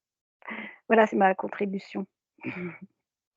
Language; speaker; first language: French; native; French